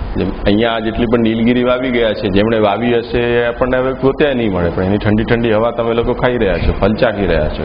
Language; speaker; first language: Gujarati; native; Gujarati